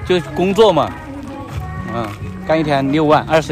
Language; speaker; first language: Chinese; native; Chinese